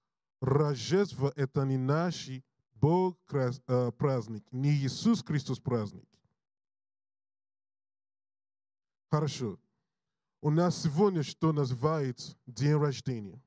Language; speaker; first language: Russian; non-native, learner; English